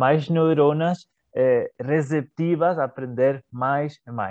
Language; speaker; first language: Portuguese; non-native, learner; Spanish